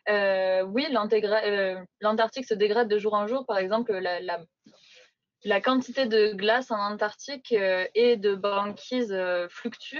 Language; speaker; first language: French; native; French